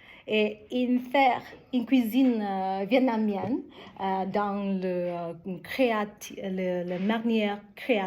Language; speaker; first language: French; non-native, learner; Vietnamese